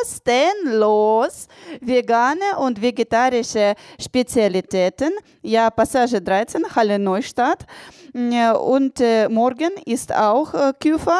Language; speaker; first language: German; non-native, learner; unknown